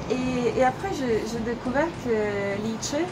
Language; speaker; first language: French; non-native, fluent; Italian